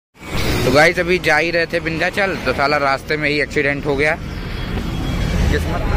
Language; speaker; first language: Hindi; native; Hindi